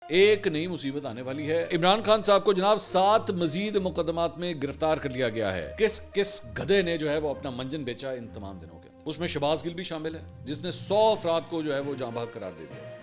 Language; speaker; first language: Urdu; native; Urdu